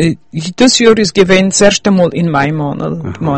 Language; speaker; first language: German; early bilingual, heritage; Yiddish